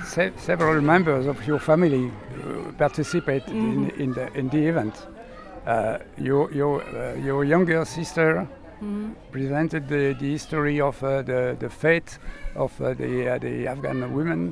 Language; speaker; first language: English; non-native, fluent; French